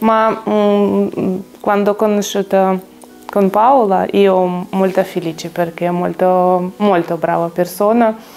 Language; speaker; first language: Italian; non-native, learner; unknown